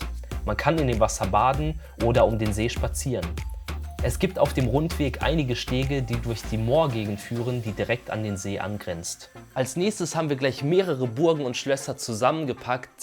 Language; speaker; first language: German; native; German